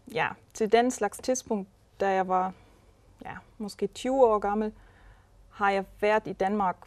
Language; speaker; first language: Danish; non-native, fluent; German